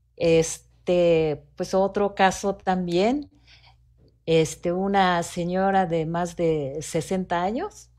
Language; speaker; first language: Spanish; non-native, fluent; Japanese